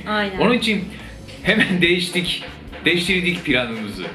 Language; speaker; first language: Turkish; non-native, fluent; Japanese